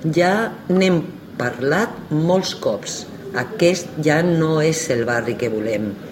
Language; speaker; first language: Catalan; native; Catalan